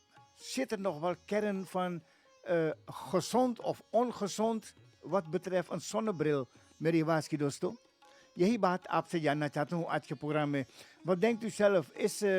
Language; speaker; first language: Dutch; non-native, local second language; Caribbean Hindustani